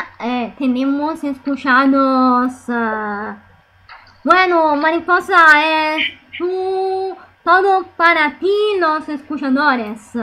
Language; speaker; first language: Spanish; non-native, fluent; Italian